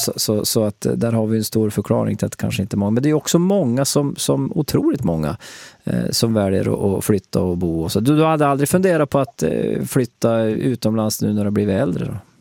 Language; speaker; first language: Swedish; native; Swedish